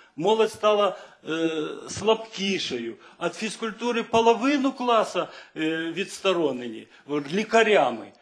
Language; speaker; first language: Ukrainian; native; Ukrainian